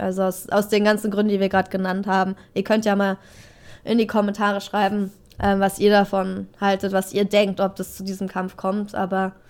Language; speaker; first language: German; native; German